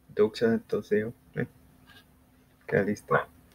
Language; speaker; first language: Greek; non-native, learner; English